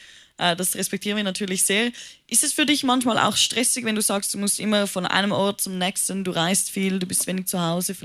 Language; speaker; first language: German; native; German